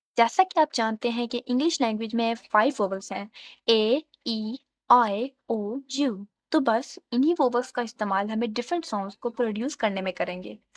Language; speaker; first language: Urdu; native; Urdu